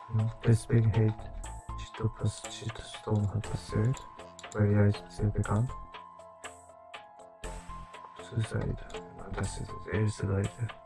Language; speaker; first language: German; non-native, learner; Japanese